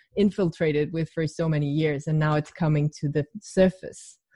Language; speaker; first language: English; non-native, fluent; Danish